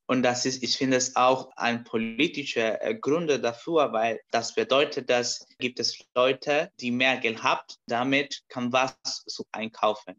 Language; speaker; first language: German; non-native, learner; Spanish